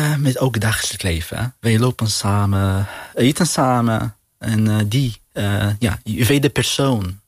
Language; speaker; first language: Dutch; non-native, learner; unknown